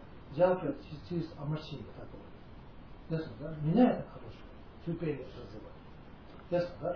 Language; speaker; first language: Russian; non-native, learner; Tibetan